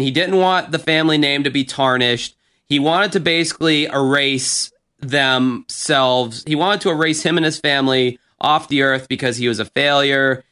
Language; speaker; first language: English; native; English